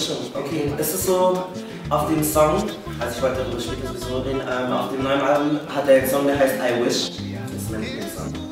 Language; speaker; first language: German; native; German